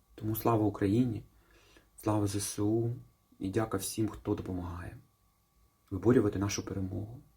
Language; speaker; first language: Ukrainian; non-native, local second language; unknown